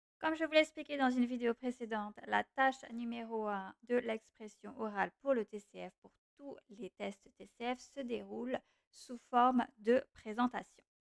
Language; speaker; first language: French; non-native, fluent; Portuguese